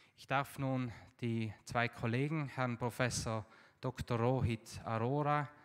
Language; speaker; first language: German; native; German